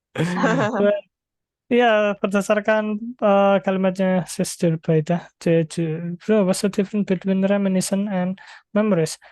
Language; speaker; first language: English; non-native, fluent; Indonesian